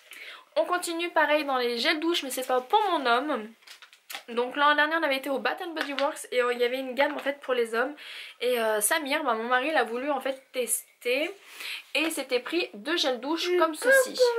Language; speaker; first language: French; native; French